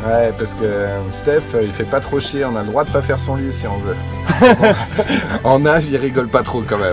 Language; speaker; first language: French; native; French